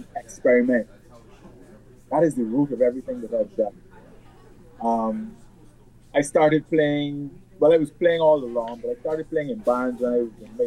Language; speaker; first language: English; native; English